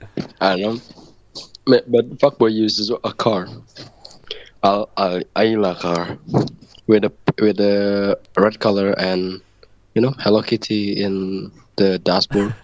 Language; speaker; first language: English; non-native, learner; Indonesian